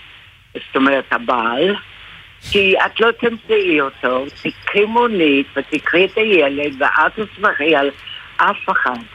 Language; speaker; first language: Hebrew; non-native, fluent; English